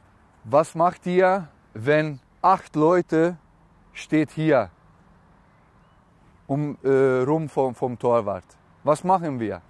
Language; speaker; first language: German; non-native, learner; Hungarian